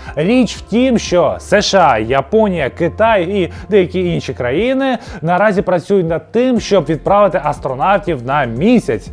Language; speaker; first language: Ukrainian; native; Ukrainian